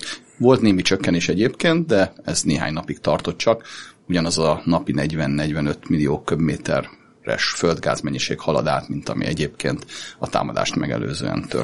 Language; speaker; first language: Hungarian; native; Hungarian